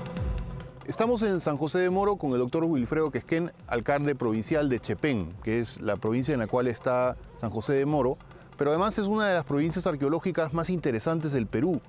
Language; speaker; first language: Spanish; native; Spanish